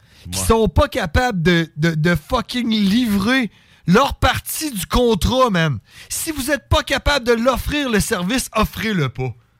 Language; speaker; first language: French; native; French